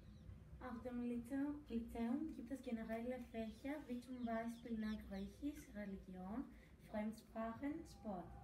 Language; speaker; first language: German; non-native, learner; Greek